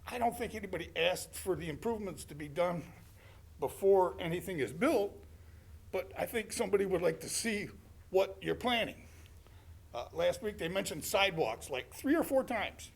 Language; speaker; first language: English; native; English